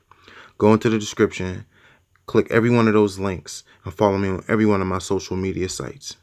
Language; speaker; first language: English; native; English